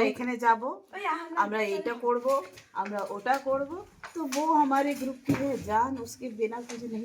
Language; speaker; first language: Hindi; non-native, local second language; Bangla